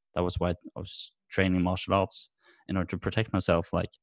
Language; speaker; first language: English; non-native, fluent; Norwegian